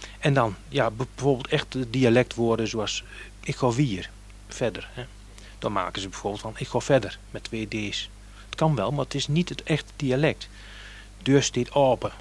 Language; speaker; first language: Dutch; native; Dutch